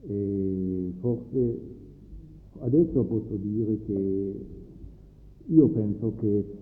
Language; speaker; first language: Italian; non-native, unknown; German